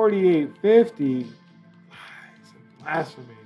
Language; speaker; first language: English; native; English